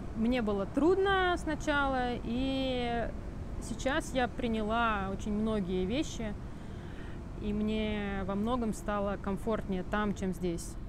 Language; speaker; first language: Russian; native; Russian